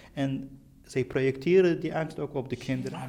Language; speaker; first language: Dutch; non-native, fluent; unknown